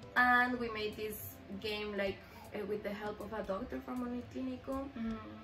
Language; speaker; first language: English; non-native, fluent; Spanish